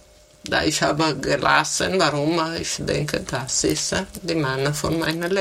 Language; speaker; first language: German; non-native, learner; Italian